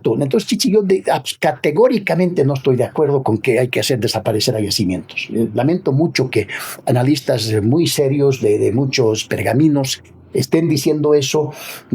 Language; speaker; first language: Spanish; native; Spanish